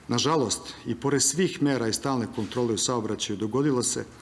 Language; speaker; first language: Serbian; native; Serbian